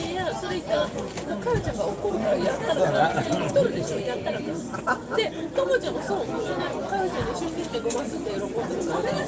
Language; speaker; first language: Japanese; native; Japanese